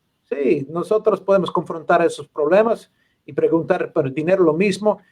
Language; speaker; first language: Spanish; non-native, learner; English